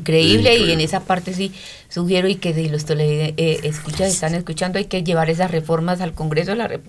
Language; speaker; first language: Spanish; native; Spanish